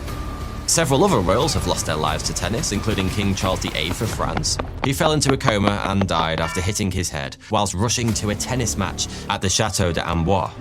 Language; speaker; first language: English; native; English